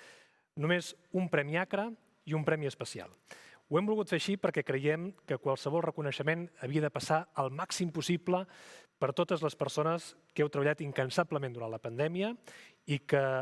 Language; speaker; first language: Catalan; native; Catalan